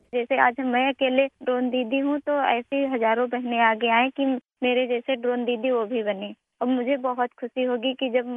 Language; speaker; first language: Hindi; native; Hindi